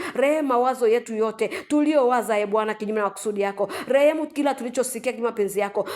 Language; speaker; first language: Swahili; native; Swahili